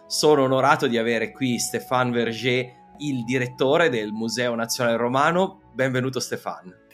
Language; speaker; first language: Italian; native; Italian